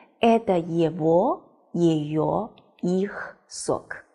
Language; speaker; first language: Russian; non-native, fluent; Chinese